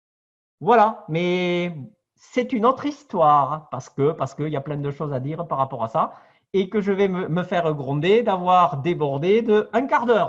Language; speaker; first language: French; native; French